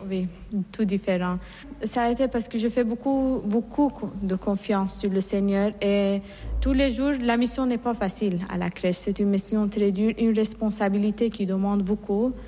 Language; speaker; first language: French; non-native, fluent; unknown